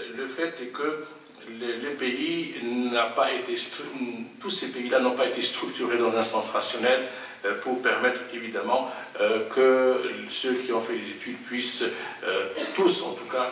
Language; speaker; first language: French; non-native, local second language; Arabic